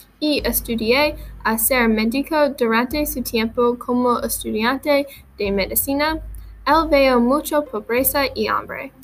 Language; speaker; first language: Spanish; non-native, learner; English